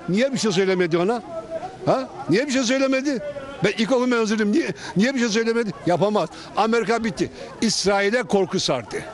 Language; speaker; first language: Turkish; native; Turkish